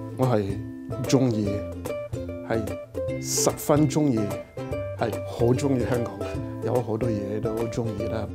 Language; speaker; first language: Cantonese; non-native, fluent; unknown